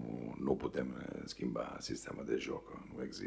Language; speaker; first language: Romanian; non-native, fluent; Italian